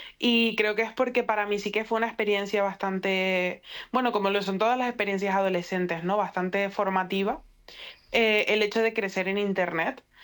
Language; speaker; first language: Spanish; native; Spanish